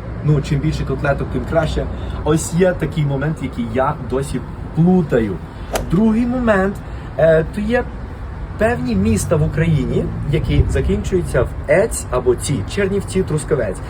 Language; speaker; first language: Ukrainian; non-native, fluent; Spanish